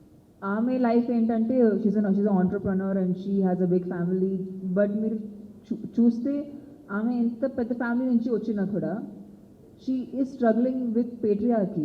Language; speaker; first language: Telugu; non-native, local second language; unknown